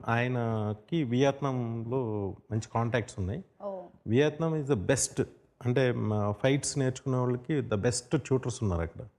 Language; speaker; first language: Telugu; native; Telugu